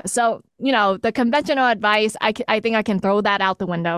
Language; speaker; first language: English; native; English